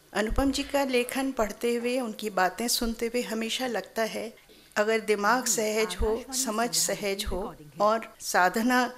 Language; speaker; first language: Hindi; native; Hindi